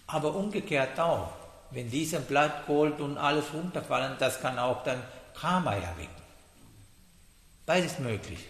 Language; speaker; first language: German; non-native, learner; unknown